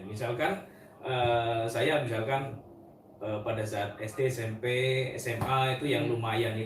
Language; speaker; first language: Indonesian; native; Indonesian